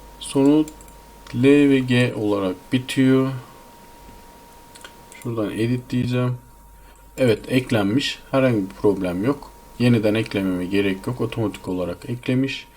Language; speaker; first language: Turkish; native; Turkish